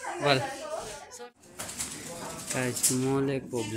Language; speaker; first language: Spanish; non-native, learner; Hindi